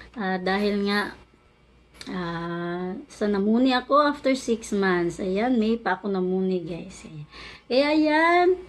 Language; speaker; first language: Filipino; native; Filipino